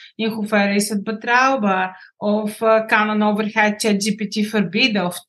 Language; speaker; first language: Dutch; non-native, fluent; Bulgarian